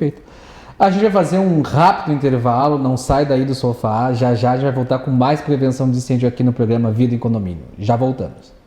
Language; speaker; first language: Portuguese; native; Portuguese